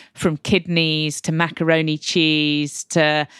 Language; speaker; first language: English; native; English